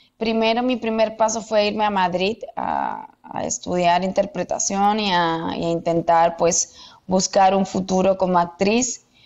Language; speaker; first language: Spanish; native; Spanish